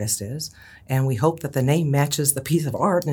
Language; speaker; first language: English; native; English